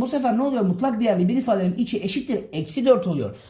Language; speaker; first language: Turkish; native; Turkish